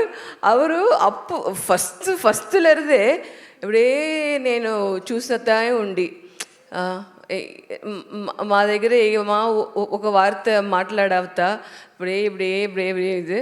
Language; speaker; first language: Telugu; non-native, learner; Tamil